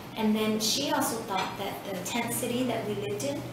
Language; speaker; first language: English; early bilingual, other home language; Vietnamese